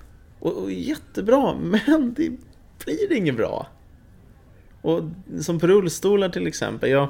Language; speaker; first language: Swedish; native; Swedish